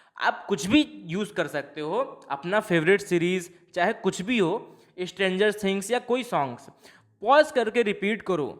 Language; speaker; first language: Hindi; non-native, local second language; Bhojpuri